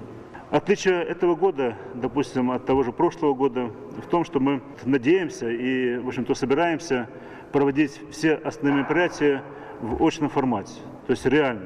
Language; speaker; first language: Russian; native; Russian